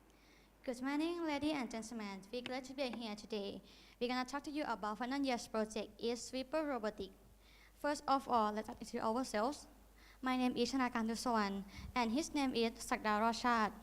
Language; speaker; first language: English; non-native, learner; Thai